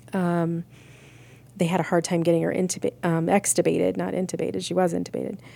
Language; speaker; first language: English; native; English